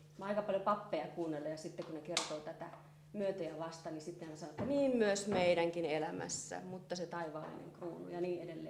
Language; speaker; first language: Finnish; native; Finnish